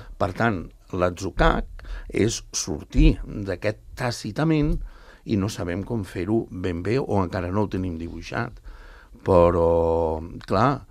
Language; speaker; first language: Catalan; native; Catalan